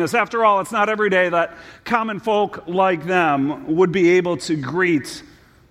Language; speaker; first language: English; native; English